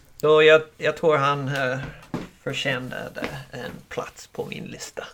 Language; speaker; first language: Swedish; non-native, learner; English